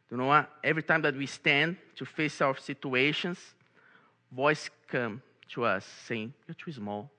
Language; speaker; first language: English; non-native, fluent; Portuguese